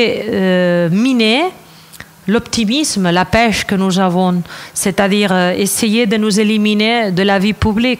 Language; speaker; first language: French; non-native, fluent; Catalan